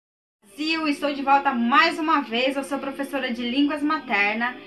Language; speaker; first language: Portuguese; non-native, local second language; Guarani